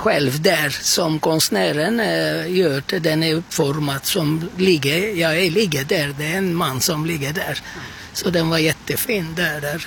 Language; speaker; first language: Swedish; non-native, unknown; Turkish